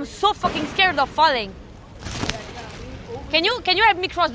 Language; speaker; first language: English; non-native, learner; French